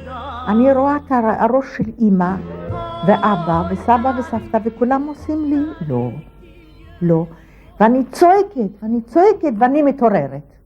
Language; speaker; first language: Hebrew; non-native, fluent; Polish